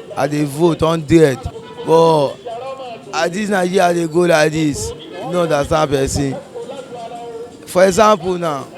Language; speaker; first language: Nigerian Pidgin; non-native, local second language; Yoruba